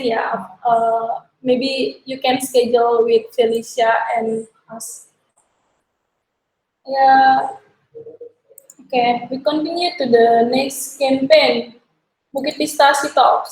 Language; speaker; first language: English; non-native, learner; Indonesian